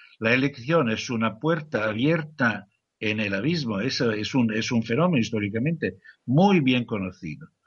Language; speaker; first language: Spanish; non-native, fluent; Italian